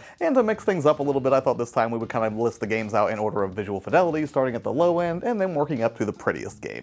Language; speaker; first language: English; native; English